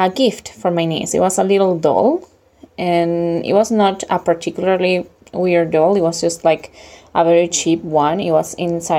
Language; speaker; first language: English; non-native, fluent; Spanish